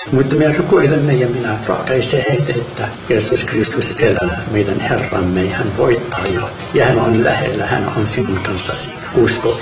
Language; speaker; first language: Finnish; non-native, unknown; Arabic